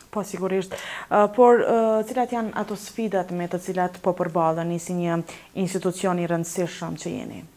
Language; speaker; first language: Albanian; native; Albanian